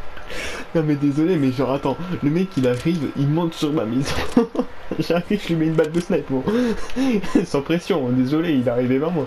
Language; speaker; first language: French; native; French